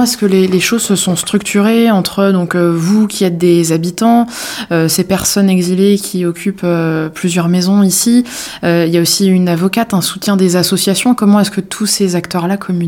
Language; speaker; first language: French; native; French